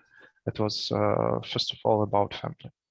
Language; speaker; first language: English; non-native, learner; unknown